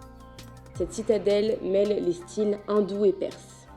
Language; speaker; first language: French; native; French